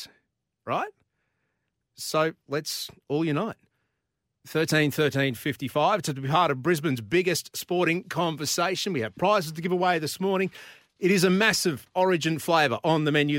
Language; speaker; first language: English; native; English